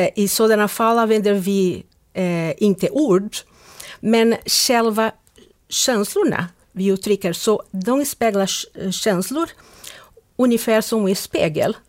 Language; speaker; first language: Swedish; non-native, fluent; Portuguese